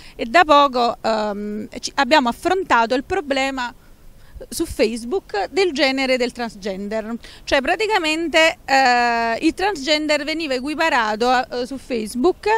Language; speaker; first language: Italian; native; Italian